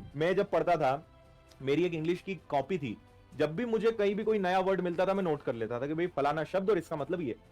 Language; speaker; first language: Hindi; native; Hindi